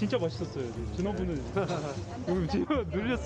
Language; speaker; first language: Korean; non-native, fluent; Russian